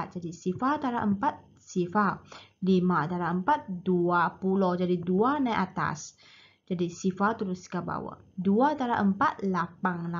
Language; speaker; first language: Malay; native; Malay